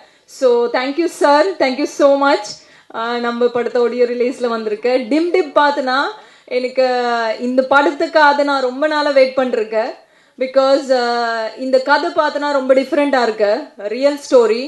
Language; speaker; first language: Tamil; non-native, fluent; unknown